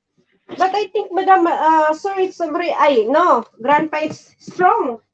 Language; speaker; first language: English; non-native, learner; Filipino